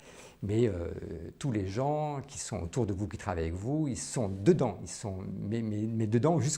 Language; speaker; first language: French; native; French